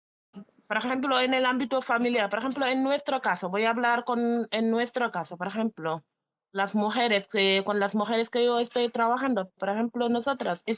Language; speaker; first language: Spanish; non-native, learner; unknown